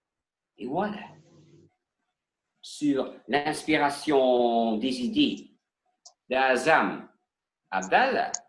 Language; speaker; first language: French; non-native, learner; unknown